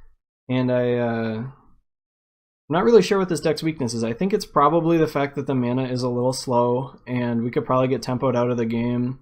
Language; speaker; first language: English; native; English